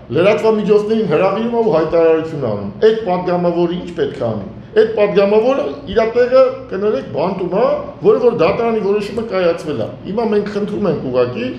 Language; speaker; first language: Armenian; native; Armenian